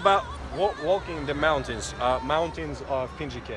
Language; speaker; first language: English; non-native, learner; Tajik